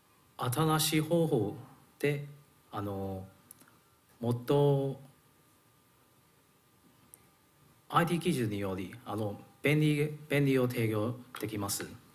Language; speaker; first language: Japanese; non-native, learner; Cantonese